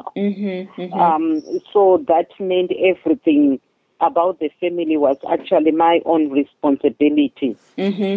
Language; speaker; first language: English; non-native, local second language; Shona